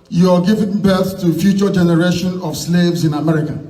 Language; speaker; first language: English; non-native, local second language; Igbo